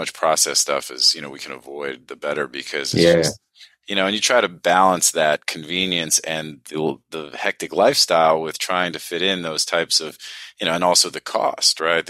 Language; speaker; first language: English; native; English